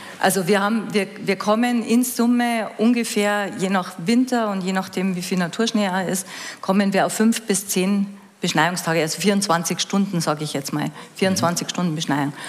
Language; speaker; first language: German; native; German